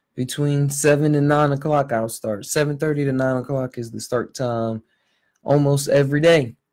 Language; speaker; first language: English; native; English